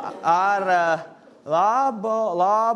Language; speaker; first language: Latvian; non-native, learner; Italian